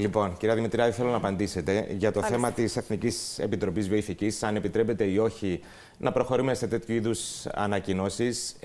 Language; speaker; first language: Greek; native; Greek